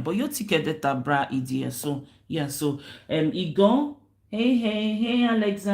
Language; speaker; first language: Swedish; non-native, learner; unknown